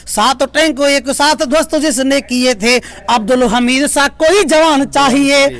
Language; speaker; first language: Hindi; native; Hindi